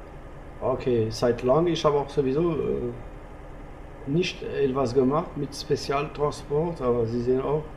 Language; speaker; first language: German; non-native, fluent; French